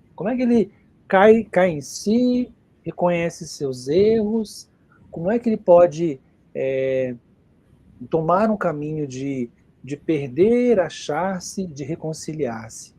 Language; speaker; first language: Portuguese; native; Portuguese